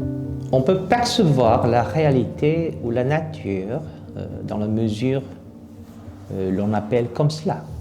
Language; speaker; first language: French; non-native, fluent; Korean